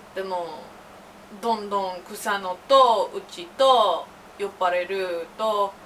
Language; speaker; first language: Japanese; non-native, learner; English